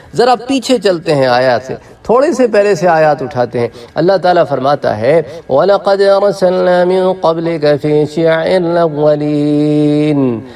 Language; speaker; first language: Urdu; non-native, local second language; Punjabi